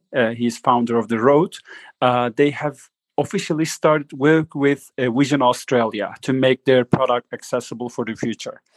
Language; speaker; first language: English; non-native, fluent; Turkish